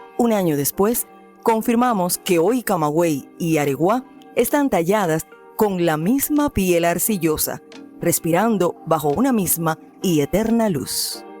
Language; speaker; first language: Spanish; native; Spanish